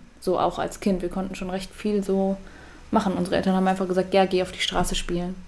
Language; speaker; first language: German; native; German